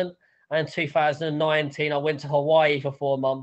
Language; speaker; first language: English; native; English